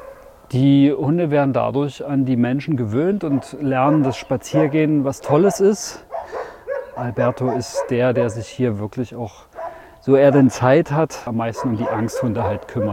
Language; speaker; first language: German; native; German